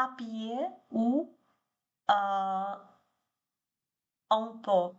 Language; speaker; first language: French; non-native, learner; Chinese